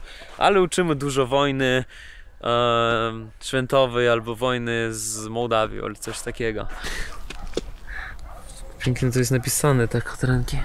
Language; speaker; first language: Polish; non-native, learner; Russian